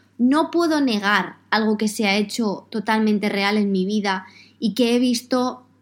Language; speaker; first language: Spanish; native; Spanish